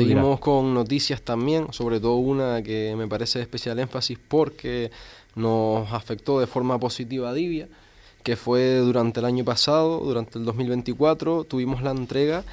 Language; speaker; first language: Spanish; native; Spanish